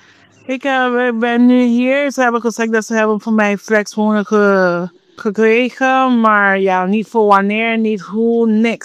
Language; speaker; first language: Dutch; non-native, fluent; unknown